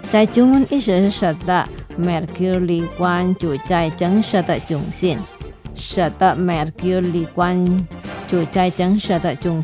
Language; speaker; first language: Chinese; non-native, fluent; Indonesian